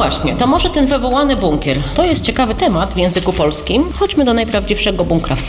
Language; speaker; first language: Polish; native; Polish